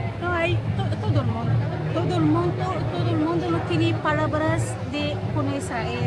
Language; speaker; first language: Spanish; non-native, learner; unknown